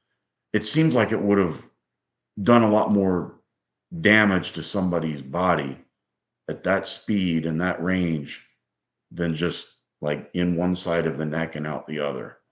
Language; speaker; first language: English; native; English